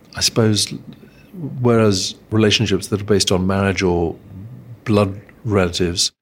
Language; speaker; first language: English; native; English